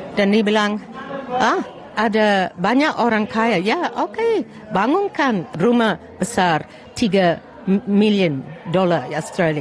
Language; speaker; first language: Indonesian; non-native, fluent; English